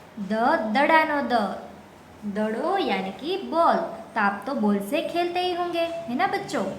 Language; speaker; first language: Hindi; non-native, local second language; Gujarati